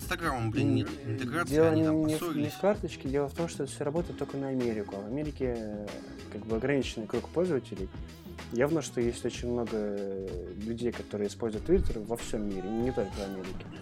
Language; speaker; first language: Russian; native; Russian